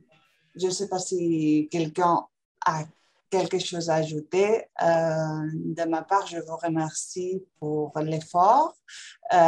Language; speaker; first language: French; non-native, fluent; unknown